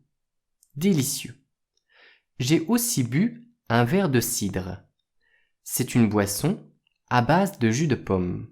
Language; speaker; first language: French; native; French